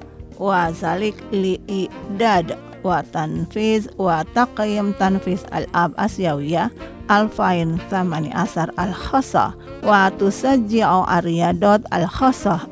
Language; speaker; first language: Arabic; non-native, fluent; Indonesian